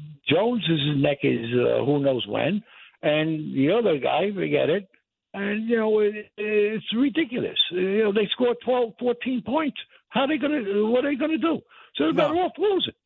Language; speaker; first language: English; native; English